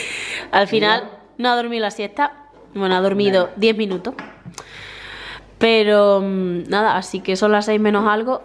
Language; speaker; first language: Spanish; native; Spanish